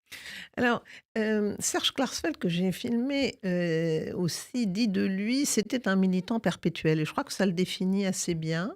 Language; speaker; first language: French; native; French